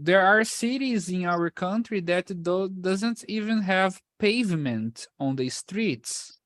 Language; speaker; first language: English; non-native, fluent; Portuguese